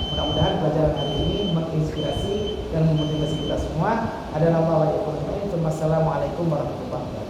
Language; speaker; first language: Indonesian; non-native, local second language; Achinese